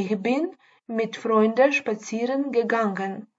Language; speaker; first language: German; non-native, learner; Ukrainian